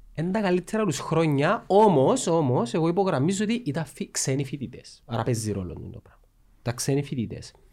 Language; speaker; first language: Greek; early bilingual, other home language; Russian